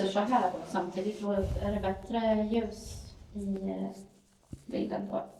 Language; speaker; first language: Swedish; native; Swedish